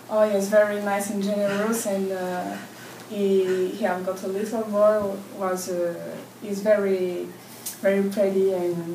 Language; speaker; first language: English; non-native, learner; French